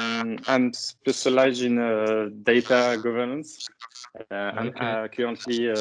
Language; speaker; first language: English; non-native, fluent; French